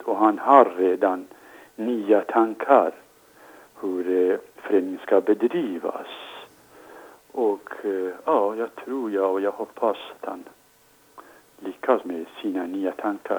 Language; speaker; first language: Swedish; non-native, fluent; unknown